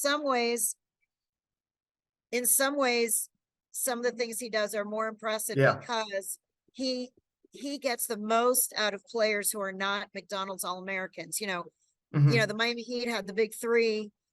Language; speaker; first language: English; native; English